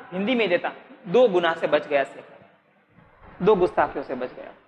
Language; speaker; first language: Hindi; non-native, local second language; Gujarati